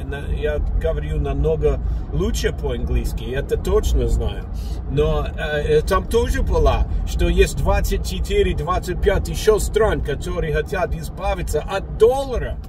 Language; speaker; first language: Russian; non-native, learner; English